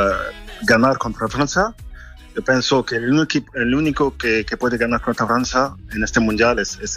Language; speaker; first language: Spanish; non-native, fluent; French